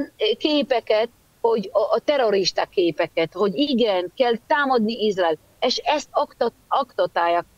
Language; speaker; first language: Hungarian; early bilingual, heritage; Hebrew